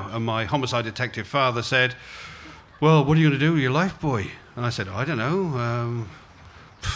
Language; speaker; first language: English; native; English